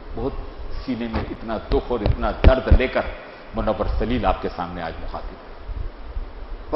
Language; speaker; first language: Urdu; non-native, local second language; Gujarati